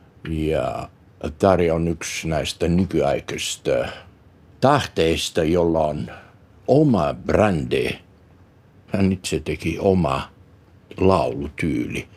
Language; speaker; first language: Finnish; non-native, learner; Bulgarian